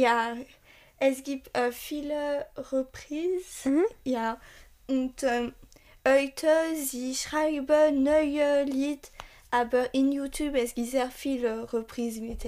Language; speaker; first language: German; non-native, learner; French